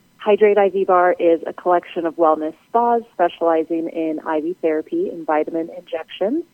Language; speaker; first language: English; native; English